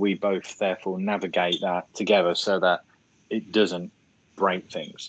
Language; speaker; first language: English; native; English